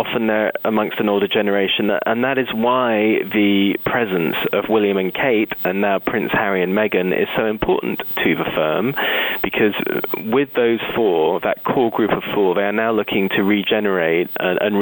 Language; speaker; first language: English; native; English